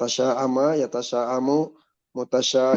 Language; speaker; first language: Arabic; non-native, learner; Indonesian